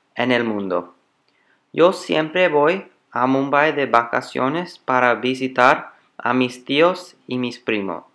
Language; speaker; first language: Spanish; non-native, learner; English